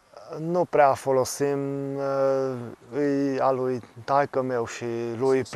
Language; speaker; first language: Romanian; non-native, local second language; Hungarian